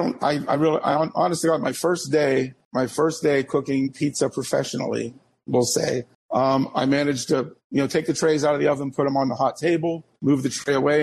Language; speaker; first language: English; native; English